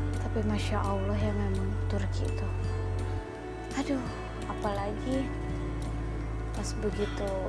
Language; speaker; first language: Indonesian; native; Indonesian